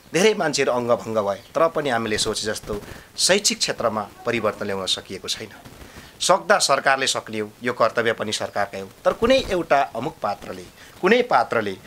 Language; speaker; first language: Nepali; non-native, local second language; Limbu